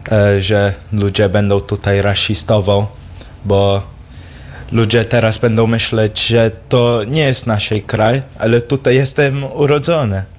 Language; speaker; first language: Polish; early bilingual, heritage; English